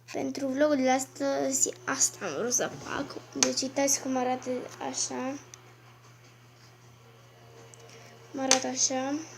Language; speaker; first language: Romanian; native; Romanian